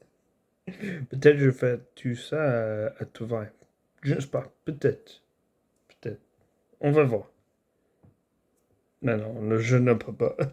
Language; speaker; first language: French; non-native, learner; English